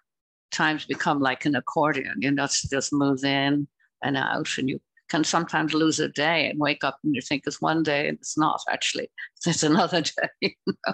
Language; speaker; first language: English; native; English